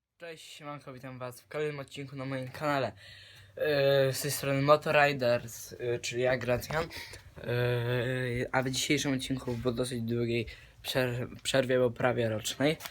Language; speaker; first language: Polish; native; Polish